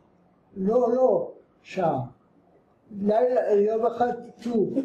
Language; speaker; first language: Hebrew; non-native, fluent; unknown